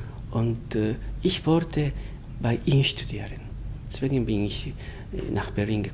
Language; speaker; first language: German; non-native, learner; Japanese